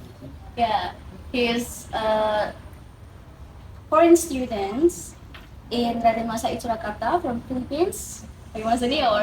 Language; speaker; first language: English; non-native, learner; Indonesian